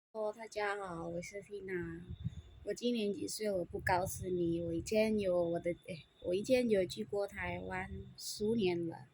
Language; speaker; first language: Chinese; non-native, fluent; Indonesian